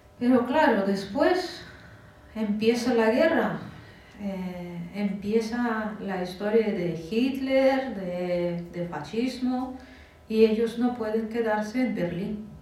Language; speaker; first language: Spanish; non-native, fluent; Russian